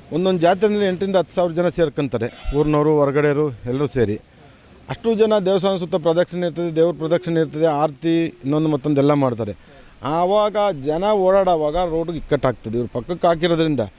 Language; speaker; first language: Kannada; native; Kannada